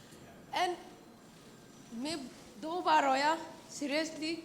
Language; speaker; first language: Hindi; non-native, local second language; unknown